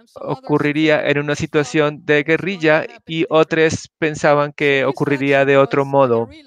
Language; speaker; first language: Spanish; native; Spanish